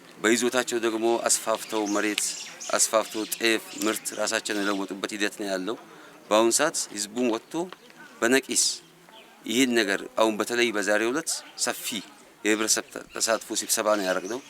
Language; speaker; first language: Amharic; non-native, local second language; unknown